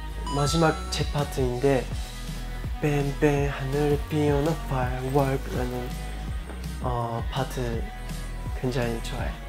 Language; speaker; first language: Korean; non-native, fluent; Japanese